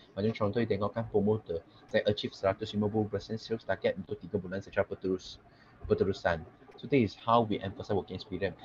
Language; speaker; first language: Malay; non-native, local second language; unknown